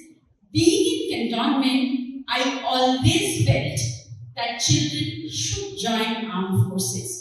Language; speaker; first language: English; non-native, local second language; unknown